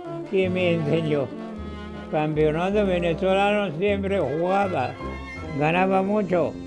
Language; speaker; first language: Spanish; non-native, fluent; Georgian